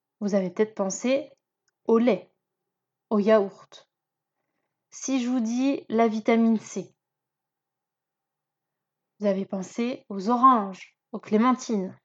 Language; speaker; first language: French; native; French